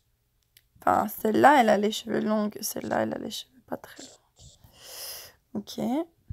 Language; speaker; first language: French; non-native, fluent; English